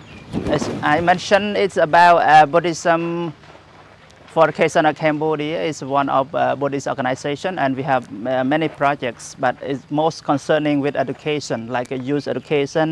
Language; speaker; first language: English; non-native, learner; Khmer